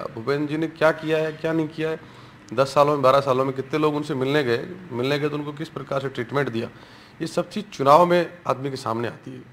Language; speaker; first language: Hindi; native; Hindi